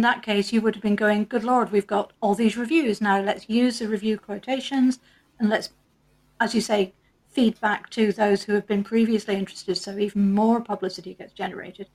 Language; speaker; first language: English; native; English